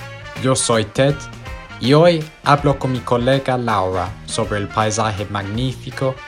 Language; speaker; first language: Spanish; non-native, fluent; English